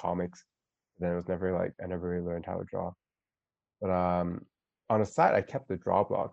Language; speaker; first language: English; non-native, local second language; Cantonese